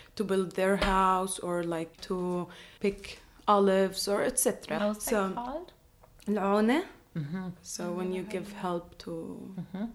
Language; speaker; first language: English; non-native, fluent; Arabic